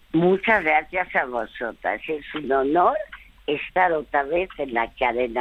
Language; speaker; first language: Spanish; early bilingual, other home language; French